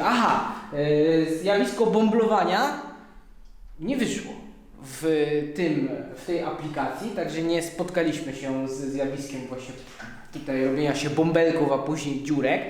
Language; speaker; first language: Polish; native; Polish